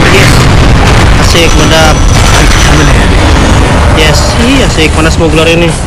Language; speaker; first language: Indonesian; native; Indonesian